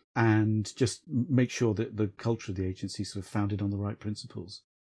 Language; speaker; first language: English; native; English